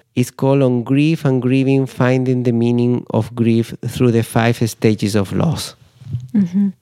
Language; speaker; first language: English; non-native, fluent; Spanish